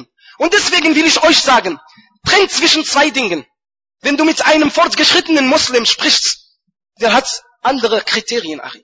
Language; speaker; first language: German; non-native, fluent; Arabic